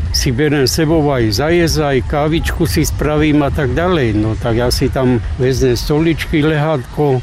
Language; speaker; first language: Slovak; native; Slovak